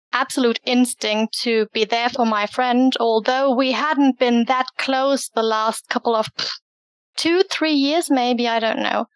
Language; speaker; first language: English; early bilingual, other home language; German